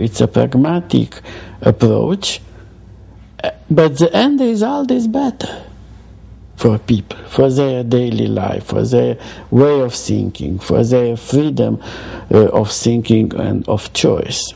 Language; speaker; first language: English; non-native, fluent; Romanian